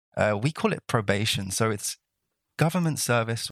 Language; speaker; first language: English; native; English